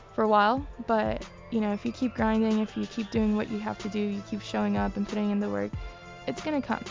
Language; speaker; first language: English; early bilingual, other home language; Spanish